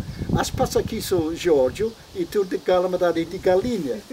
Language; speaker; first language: Lithuanian; non-native, learner; English